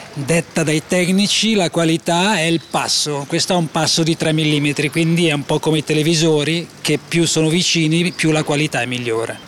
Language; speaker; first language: Italian; native; Italian